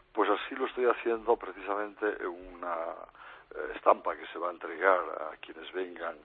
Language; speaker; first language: Spanish; native; Spanish